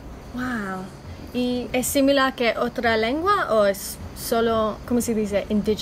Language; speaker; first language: Spanish; non-native, learner; English